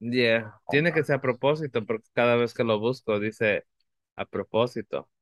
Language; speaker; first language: Spanish; early bilingual, heritage; Spanish